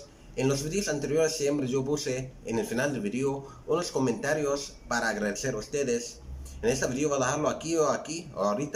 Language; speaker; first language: Spanish; non-native, fluent; Arabic